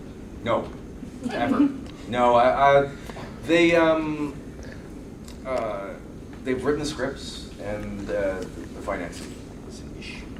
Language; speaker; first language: English; native; English